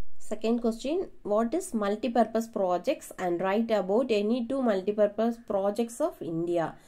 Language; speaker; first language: English; non-native, local second language; Tamil